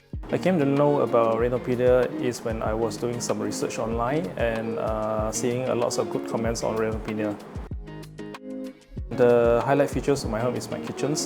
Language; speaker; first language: English; non-native, local second language; Chinese